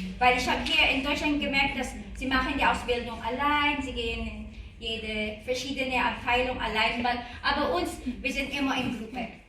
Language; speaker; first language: German; non-native, learner; Filipino